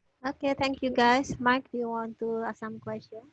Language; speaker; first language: English; non-native, fluent; Indonesian